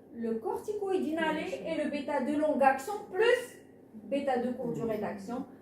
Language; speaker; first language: French; non-native, local second language; Arabic